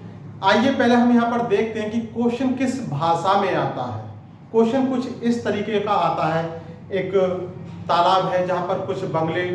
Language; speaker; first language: Hindi; native; Hindi